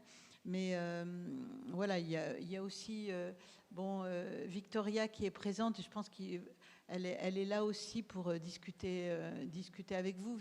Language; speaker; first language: French; native; French